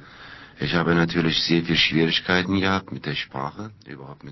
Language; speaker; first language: German; non-native, fluent; Turkish